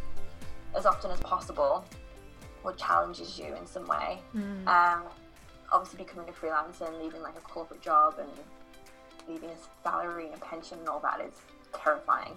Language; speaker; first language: English; native; English